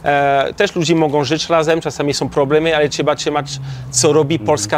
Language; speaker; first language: Polish; non-native, learner; French